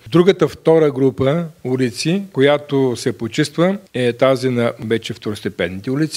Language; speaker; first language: Bulgarian; native; Bulgarian